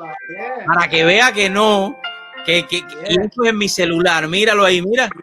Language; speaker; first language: Spanish; native; Spanish